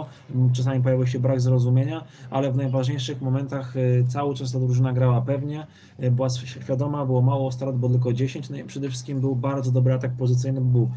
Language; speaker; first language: Polish; native; Polish